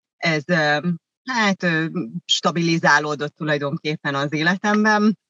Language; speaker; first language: Hungarian; early bilingual, other home language; German